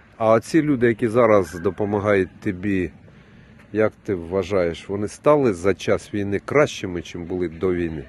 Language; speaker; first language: Ukrainian; native; Ukrainian